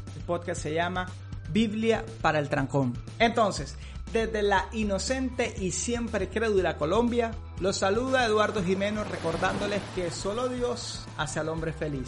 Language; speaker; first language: Spanish; native; Spanish